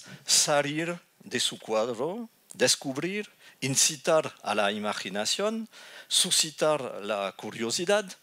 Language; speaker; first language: Spanish; non-native, fluent; French